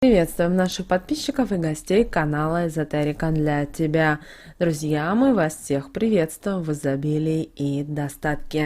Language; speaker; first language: Russian; native; Russian